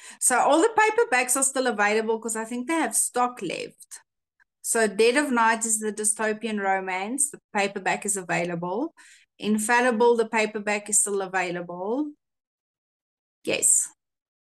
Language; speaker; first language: English; non-native, local second language; Afrikaans